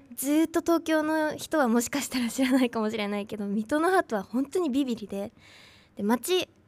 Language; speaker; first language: Japanese; native; Japanese